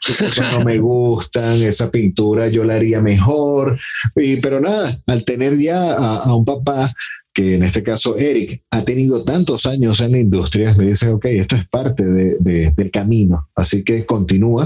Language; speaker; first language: Spanish; native; Spanish